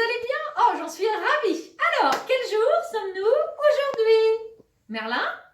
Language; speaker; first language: French; native; French